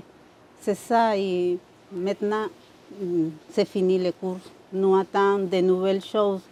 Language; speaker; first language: French; non-native, learner; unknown